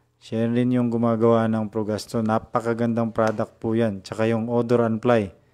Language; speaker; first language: Filipino; non-native, local second language; Cebuano